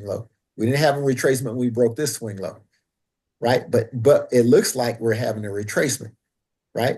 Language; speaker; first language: English; native; English